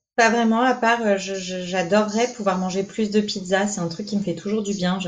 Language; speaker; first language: French; native; French